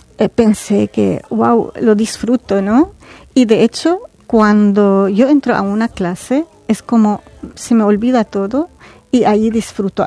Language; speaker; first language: Spanish; non-native, fluent; Arabic